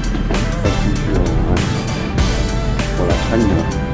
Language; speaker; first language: Chinese; non-native, learner; Cantonese